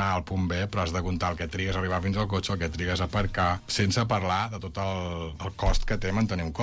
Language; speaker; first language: Catalan; native; Catalan